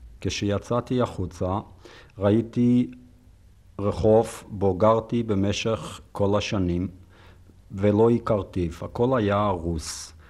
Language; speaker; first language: Hebrew; non-native, fluent; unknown